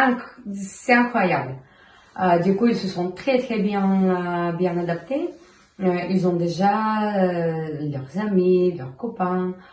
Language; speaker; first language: French; non-native, fluent; Bulgarian